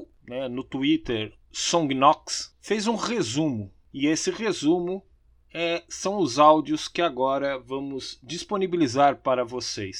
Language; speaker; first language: Portuguese; native; Portuguese